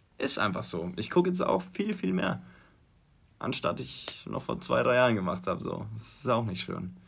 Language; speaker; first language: German; native; German